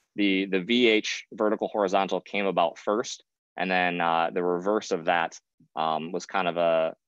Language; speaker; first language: English; native; English